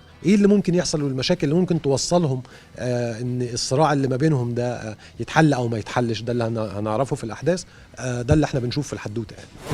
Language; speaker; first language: Arabic; native; Arabic